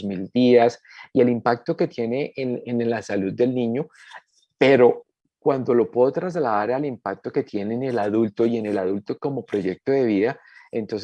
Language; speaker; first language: Spanish; native; Spanish